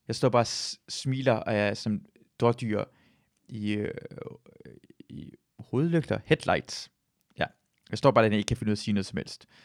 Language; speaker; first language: Danish; early bilingual, other home language; Persian